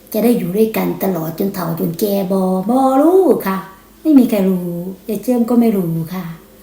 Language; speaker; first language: Thai; native; Thai